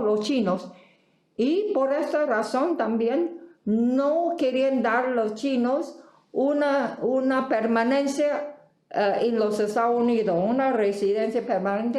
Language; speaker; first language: Spanish; non-native, fluent; Chinese